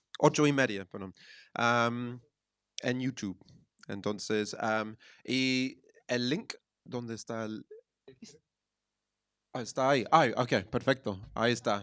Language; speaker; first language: Spanish; non-native, fluent; English